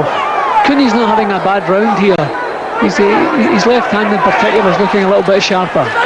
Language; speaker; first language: English; native; English